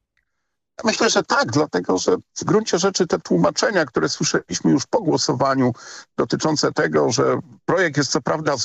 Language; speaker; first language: Polish; native; Polish